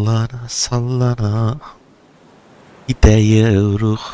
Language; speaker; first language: Turkish; native; Turkish